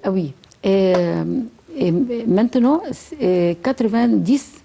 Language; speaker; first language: French; non-native, fluent; Arabic